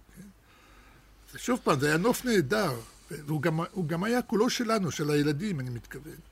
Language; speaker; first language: Hebrew; early bilingual, other home language; Russian